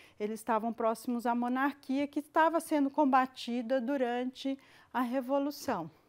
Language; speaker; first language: Portuguese; native; Portuguese